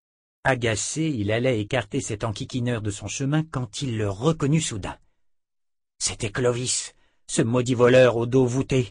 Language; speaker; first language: French; native; French